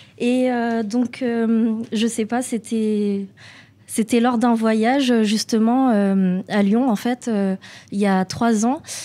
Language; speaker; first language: French; native; French